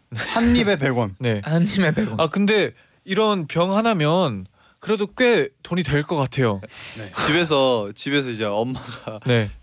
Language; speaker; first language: Korean; non-native, fluent; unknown